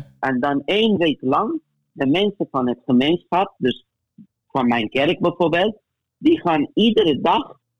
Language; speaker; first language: Dutch; non-native, fluent; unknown